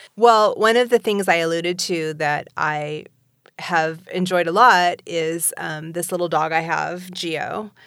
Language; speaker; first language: English; native; English